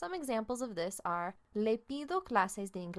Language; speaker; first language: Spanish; non-native, fluent; English